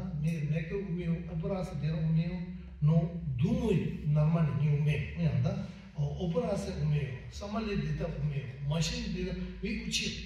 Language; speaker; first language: Russian; non-native, learner; Tibetan